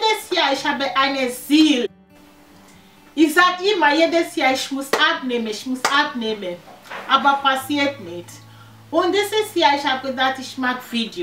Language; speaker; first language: German; non-native, learner; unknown